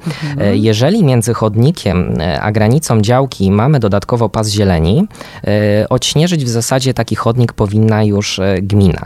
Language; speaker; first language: Polish; native; Polish